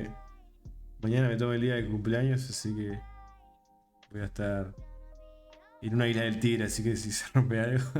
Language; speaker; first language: Spanish; native; Spanish